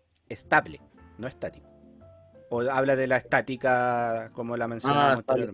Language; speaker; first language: Spanish; native; Spanish